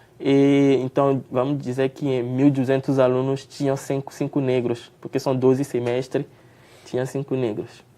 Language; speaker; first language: Portuguese; non-native, fluent; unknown